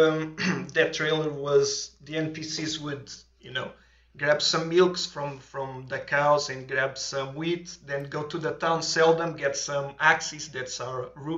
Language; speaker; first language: English; non-native, fluent; Portuguese